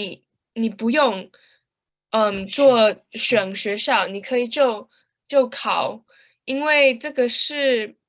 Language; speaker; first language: Chinese; early bilingual, heritage; Chinese